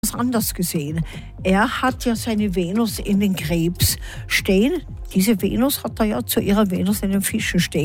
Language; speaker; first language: German; native; German